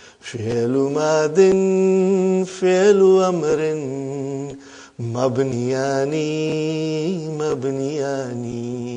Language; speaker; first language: Arabic; non-native, fluent; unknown